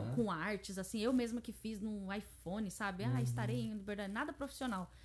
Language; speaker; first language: Portuguese; early bilingual, heritage; Portuguese